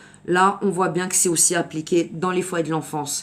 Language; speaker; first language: French; native; French